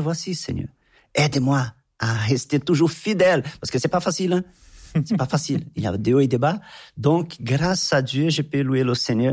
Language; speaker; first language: French; non-native, fluent; Portuguese